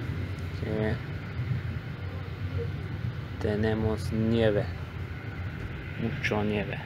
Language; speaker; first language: Spanish; non-native, learner; Bulgarian